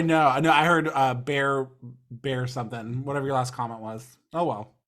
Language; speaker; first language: English; native; English